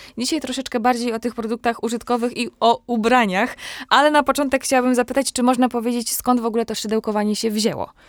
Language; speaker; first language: Polish; native; Polish